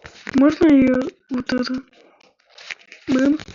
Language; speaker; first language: Russian; native; Russian